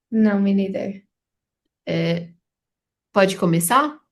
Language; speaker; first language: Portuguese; non-native, learner; English